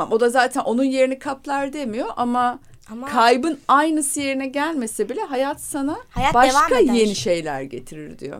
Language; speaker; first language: Turkish; native; Turkish